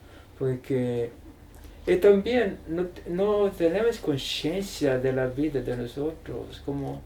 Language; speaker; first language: Spanish; non-native, learner; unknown